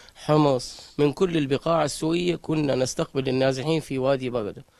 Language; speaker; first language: Arabic; native; Arabic